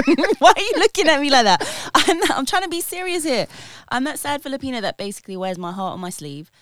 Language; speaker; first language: English; native; English